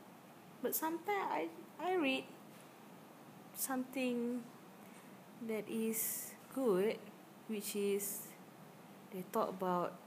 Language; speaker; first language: English; non-native, learner; Malay